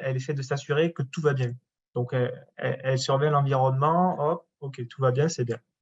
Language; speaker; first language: French; native; French